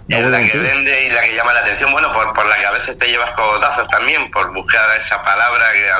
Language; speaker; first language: Spanish; native; Spanish